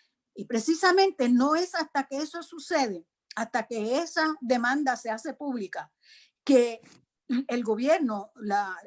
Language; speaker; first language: Spanish; native; Spanish